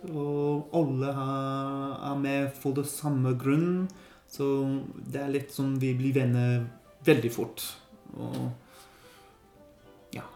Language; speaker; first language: Norwegian; non-native, learner; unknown